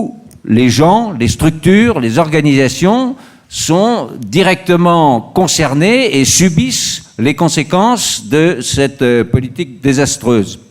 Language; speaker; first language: French; native; French